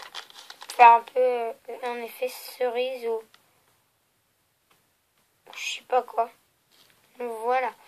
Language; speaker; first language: French; native; French